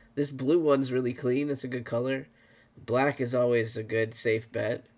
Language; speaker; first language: English; native; English